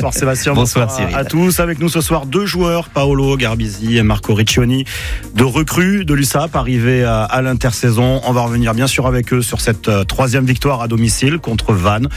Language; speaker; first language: French; native; French